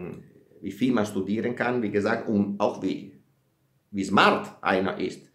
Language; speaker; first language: German; non-native, fluent; Italian